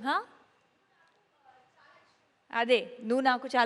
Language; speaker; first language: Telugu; non-native, learner; Punjabi